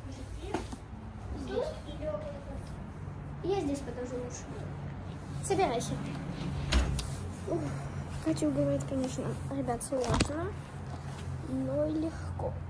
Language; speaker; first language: Russian; early bilingual, heritage; Russian